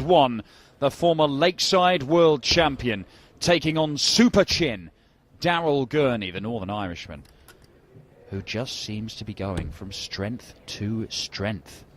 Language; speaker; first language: English; native; English